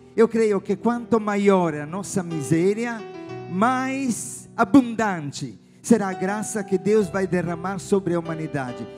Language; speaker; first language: Portuguese; non-native, fluent; Italian